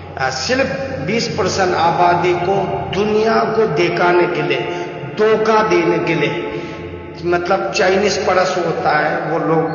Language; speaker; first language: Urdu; non-native, learner; Uyghur